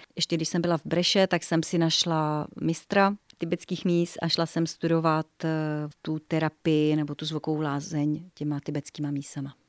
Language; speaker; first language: Czech; native; Czech